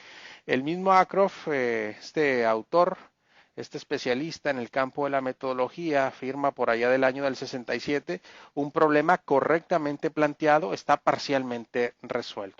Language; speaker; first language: Spanish; native; Spanish